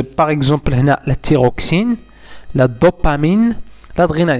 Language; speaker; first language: French; non-native, local second language; Arabic